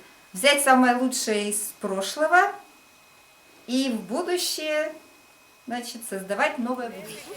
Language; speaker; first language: Russian; native; Russian